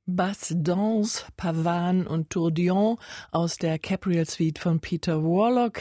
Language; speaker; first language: German; native; German